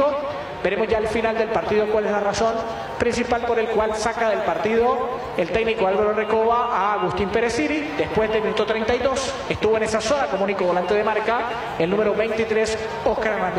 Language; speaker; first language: Spanish; native; Spanish